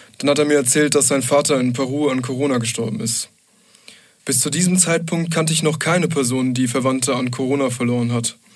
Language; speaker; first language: German; native; German